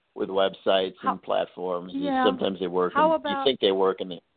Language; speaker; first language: English; native; English